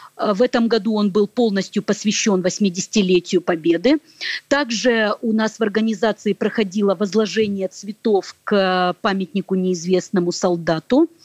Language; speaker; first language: Russian; native; Russian